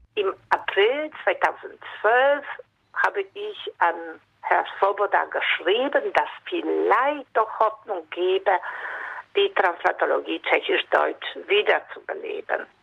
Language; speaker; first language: German; non-native, fluent; Polish